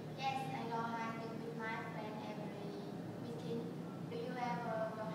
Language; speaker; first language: English; non-native, learner; Vietnamese